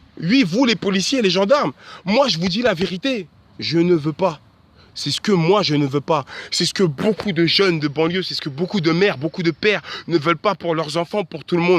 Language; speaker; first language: French; native; French